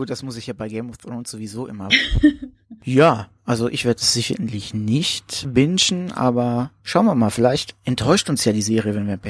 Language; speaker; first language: German; native; German